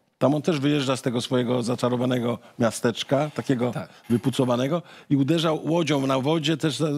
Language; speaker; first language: Polish; native; Polish